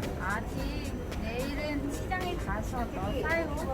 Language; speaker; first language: Korean; non-native, learner; Vietnamese